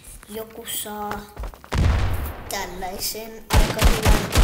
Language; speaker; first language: Finnish; early bilingual, other home language; Russian